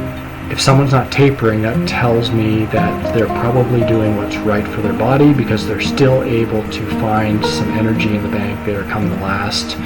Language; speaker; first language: English; native; English